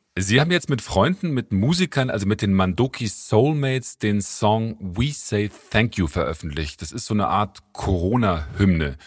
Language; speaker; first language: German; native; German